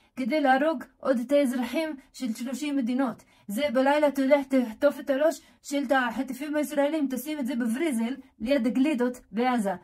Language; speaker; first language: Hebrew; non-native, local second language; Arabic